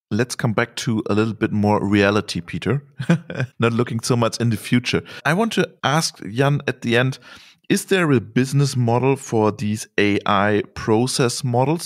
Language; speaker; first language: English; non-native, fluent; German